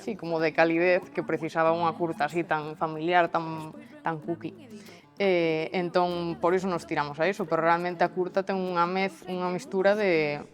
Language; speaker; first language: Galician; non-native, local second language; Spanish